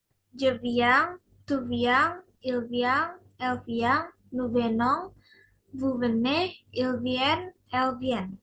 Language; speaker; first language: French; non-native, learner; Indonesian